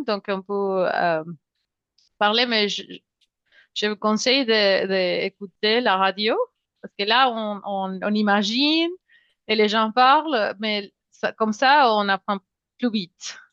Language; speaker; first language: French; non-native, fluent; Spanish